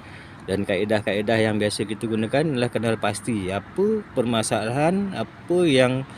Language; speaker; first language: Malay; native; Malay